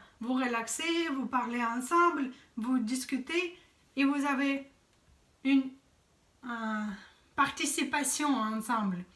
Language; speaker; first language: French; non-native, fluent; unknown